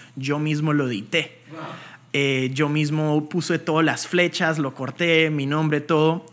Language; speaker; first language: Spanish; early bilingual, heritage; Spanish